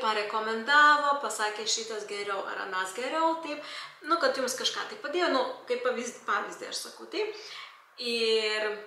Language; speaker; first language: Lithuanian; non-native, local second language; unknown